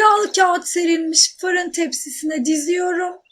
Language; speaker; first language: Turkish; native; Turkish